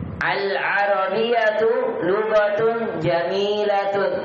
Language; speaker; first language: Arabic; non-native, fluent; Indonesian